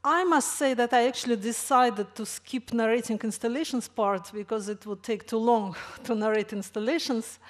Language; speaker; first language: English; non-native, fluent; Russian